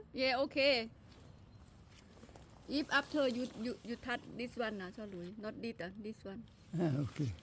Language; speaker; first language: English; non-native, learner; Thai